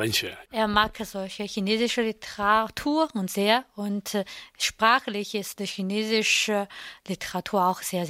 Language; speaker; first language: German; non-native, learner; Chinese